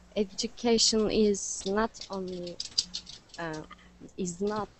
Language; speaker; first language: English; non-native, fluent; Vietnamese